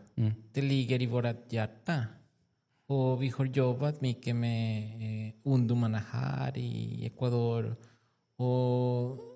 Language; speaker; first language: Swedish; non-native, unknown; Spanish